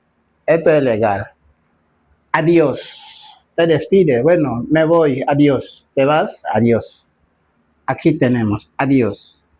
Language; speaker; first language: Spanish; non-native, fluent; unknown